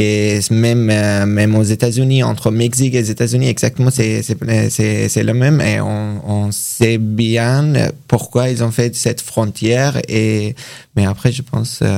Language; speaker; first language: French; non-native, learner; Persian